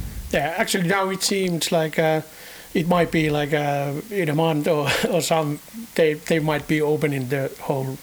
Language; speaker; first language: English; non-native, fluent; Finnish